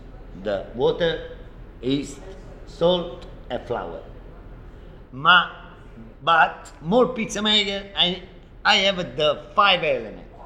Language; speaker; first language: English; non-native, learner; Italian